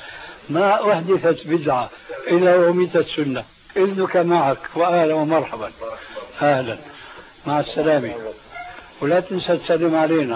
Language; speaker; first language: Arabic; early bilingual, other home language; Albanian